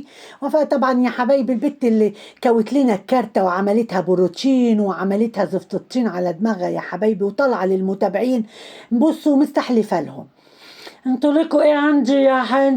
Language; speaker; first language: Arabic; native; Arabic